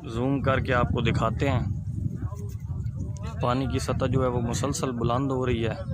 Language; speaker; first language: Urdu; non-native, local second language; Punjabi